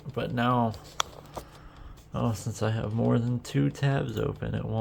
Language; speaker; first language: English; native; English